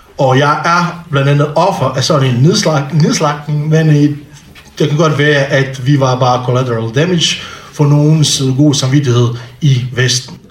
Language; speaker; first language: Danish; non-native, fluent; Bosnian